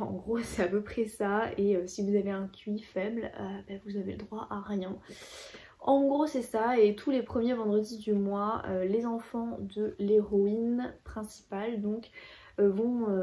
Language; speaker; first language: French; native; French